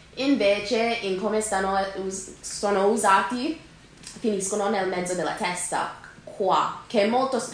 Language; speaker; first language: Italian; non-native, fluent; English